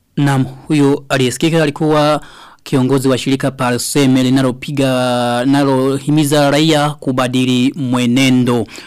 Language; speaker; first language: Swahili; non-native, local second language; Rundi